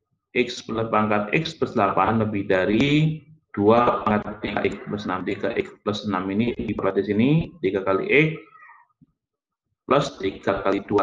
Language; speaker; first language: Indonesian; native; Indonesian